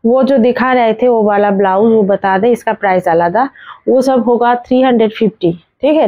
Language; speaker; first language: Hindi; non-native, local second language; Bangla